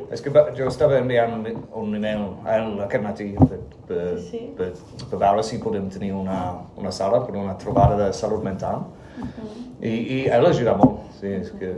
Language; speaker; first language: Catalan; non-native, learner; English